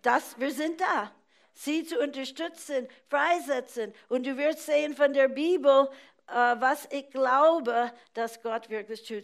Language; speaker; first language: German; non-native, fluent; English